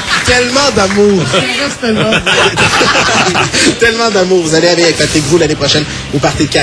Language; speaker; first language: French; native; French